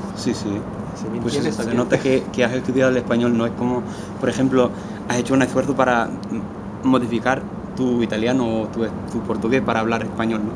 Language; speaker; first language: Spanish; non-native, fluent; English